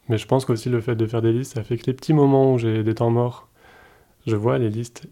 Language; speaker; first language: French; native; French